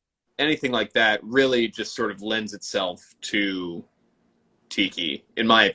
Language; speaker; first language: English; native; English